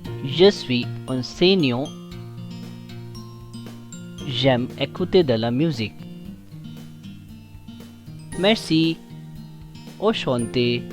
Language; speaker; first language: French; non-native, fluent; Hindi